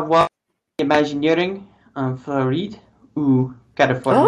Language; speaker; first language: French; non-native, learner; English